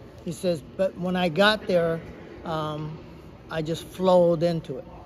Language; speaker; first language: English; non-native, fluent; Japanese